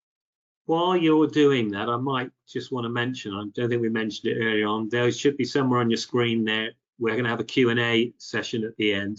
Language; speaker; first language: English; native; English